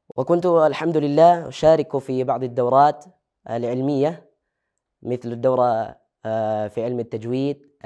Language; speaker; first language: Arabic; non-native, learner; Indonesian